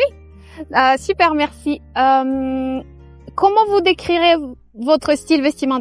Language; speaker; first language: French; non-native, fluent; Spanish